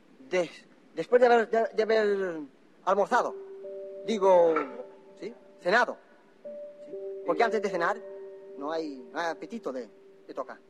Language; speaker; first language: Spanish; non-native, local second language; Catalan